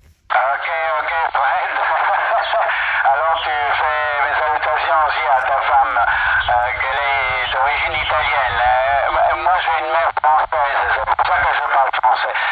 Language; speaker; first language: French; early bilingual, heritage; Italian